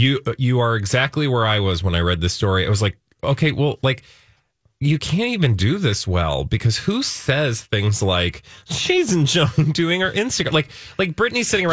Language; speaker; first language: English; native; English